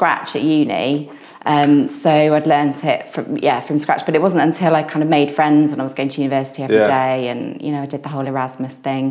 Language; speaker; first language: English; native; English